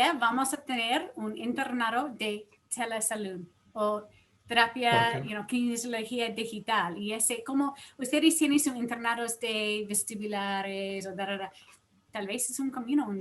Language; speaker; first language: Spanish; non-native, fluent; English